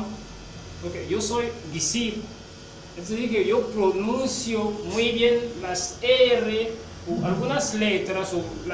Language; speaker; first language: Spanish; non-native, fluent; French